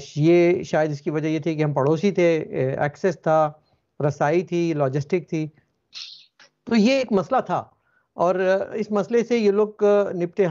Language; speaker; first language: Urdu; native; Urdu